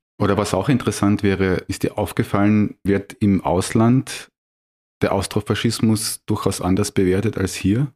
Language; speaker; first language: German; native; German